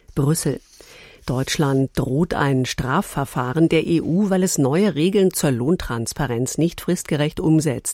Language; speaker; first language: German; native; German